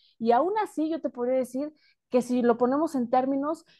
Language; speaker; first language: Spanish; native; Spanish